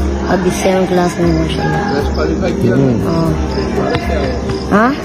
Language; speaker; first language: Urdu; non-native, local second language; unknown